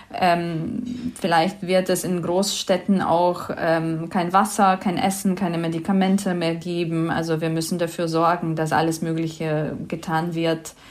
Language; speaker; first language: German; non-native, fluent; Ukrainian